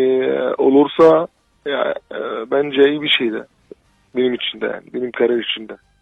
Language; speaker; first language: Turkish; non-native, learner; Arabic